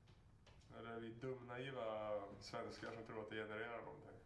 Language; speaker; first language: Swedish; native; Swedish